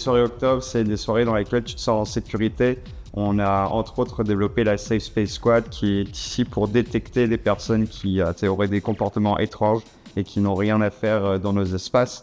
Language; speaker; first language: French; native; French